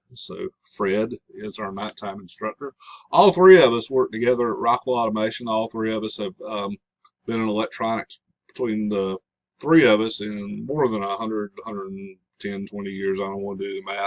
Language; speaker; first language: English; native; English